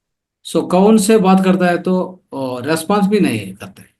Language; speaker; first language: Hindi; non-native, local second language; Telugu